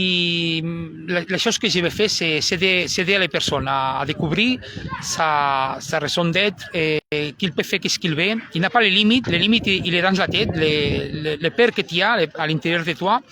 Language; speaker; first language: French; non-native, learner; Spanish